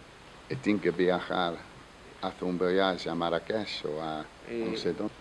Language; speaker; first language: Spanish; non-native, fluent; English